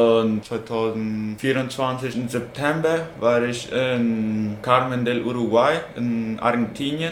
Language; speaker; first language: German; non-native, local second language; Plautdietsch